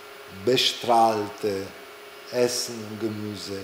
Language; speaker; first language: German; non-native, fluent; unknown